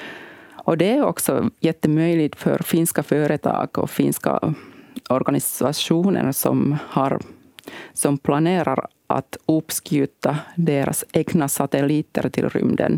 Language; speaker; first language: Swedish; non-native, local second language; Finnish